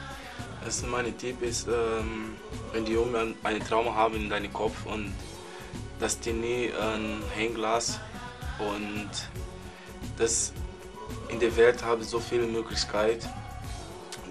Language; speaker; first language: German; non-native, learner; Portuguese